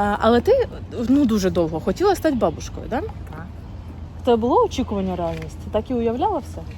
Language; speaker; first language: Ukrainian; native; Ukrainian